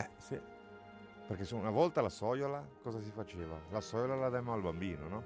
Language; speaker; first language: Italian; non-native, fluent; Romanian